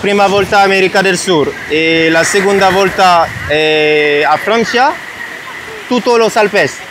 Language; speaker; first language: Italian; non-native, learner; French